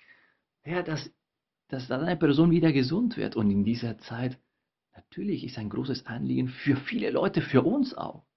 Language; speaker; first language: German; non-native, fluent; Spanish